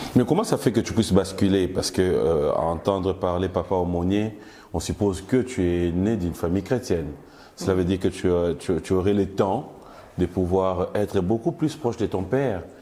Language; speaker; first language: French; non-native, local second language; Lingala